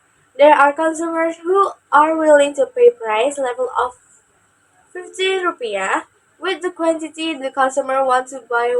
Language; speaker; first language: English; non-native, learner; Indonesian